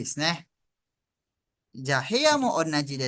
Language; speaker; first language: Japanese; non-native, fluent; Malay